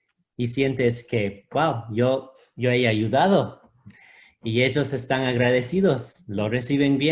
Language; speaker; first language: Spanish; non-native, fluent; English